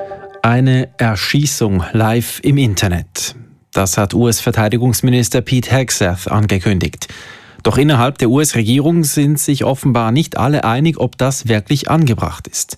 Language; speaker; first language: German; native; German